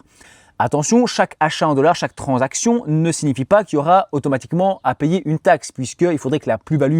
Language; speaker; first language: French; native; French